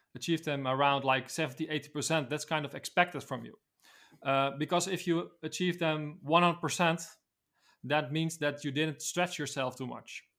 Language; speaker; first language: English; non-native, fluent; Dutch